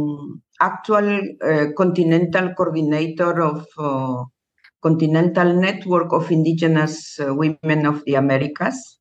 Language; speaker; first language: English; non-native, learner; Spanish